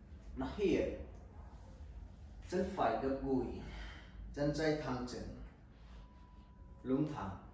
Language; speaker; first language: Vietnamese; non-native, learner; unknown